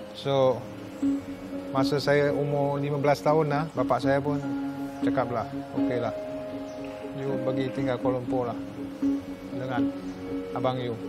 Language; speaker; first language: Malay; non-native, local second language; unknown